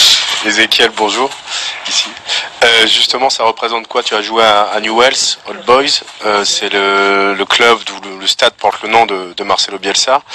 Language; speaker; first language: French; native; French